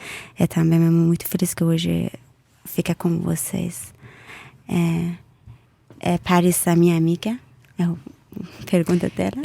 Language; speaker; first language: Portuguese; non-native, learner; Persian